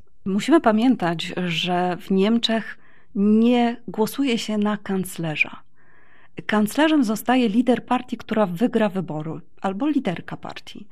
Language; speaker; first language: Polish; native; Polish